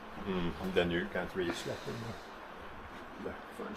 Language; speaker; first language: English; non-native, fluent; Swedish